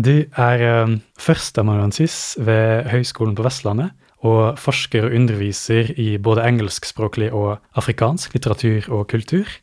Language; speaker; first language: Norwegian; native; Norwegian